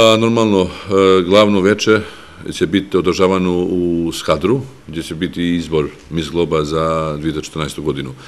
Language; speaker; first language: Bosnian; non-native, local second language; Albanian